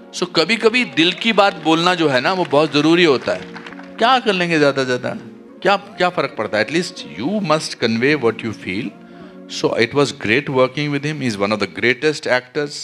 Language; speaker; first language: Hindi; native; Hindi